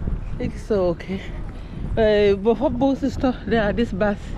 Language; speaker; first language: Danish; non-native, learner; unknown